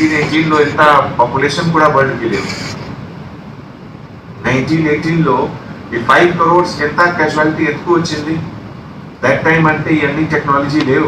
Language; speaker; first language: Telugu; non-native, fluent; Hindi